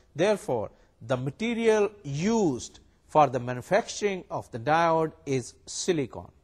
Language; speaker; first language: English; non-native, local second language; Urdu